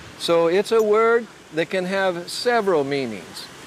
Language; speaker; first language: English; native; English